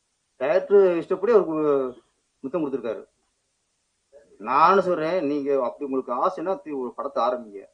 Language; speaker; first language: Tamil; native; Tamil